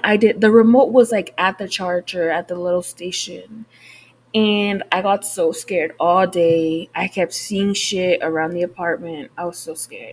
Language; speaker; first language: English; early bilingual, other home language; Spanish